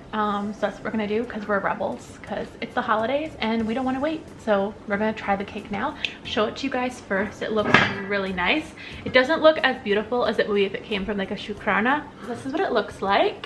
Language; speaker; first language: English; native; English